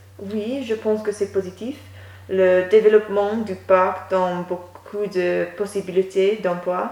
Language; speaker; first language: French; non-native, learner; English